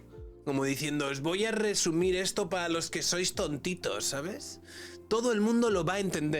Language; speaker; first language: Spanish; native; Spanish